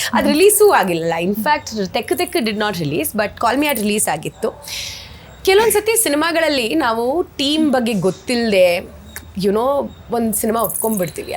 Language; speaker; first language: Kannada; non-native, local second language; Tamil